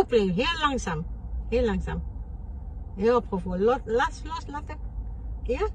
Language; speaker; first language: Dutch; non-native, fluent; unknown